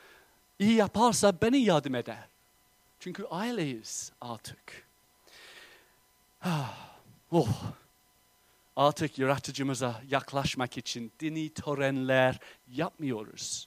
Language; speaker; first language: Turkish; non-native, fluent; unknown